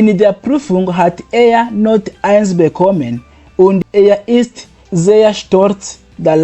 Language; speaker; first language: German; non-native, fluent; Kinyarwanda